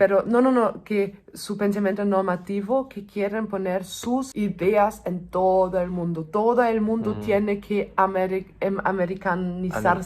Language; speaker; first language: Spanish; non-native, fluent; German